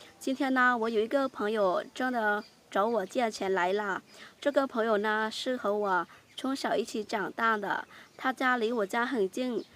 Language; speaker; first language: Chinese; non-native, fluent; Lao